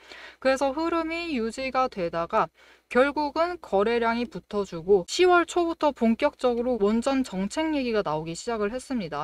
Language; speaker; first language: Korean; native; Korean